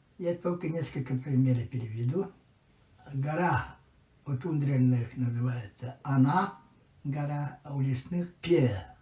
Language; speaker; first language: Russian; non-native, local second language; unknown